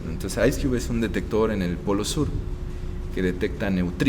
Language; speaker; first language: Spanish; native; Spanish